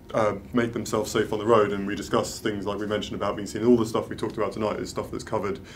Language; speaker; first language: English; native; English